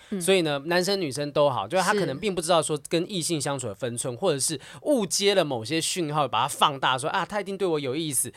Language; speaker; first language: Chinese; native; Chinese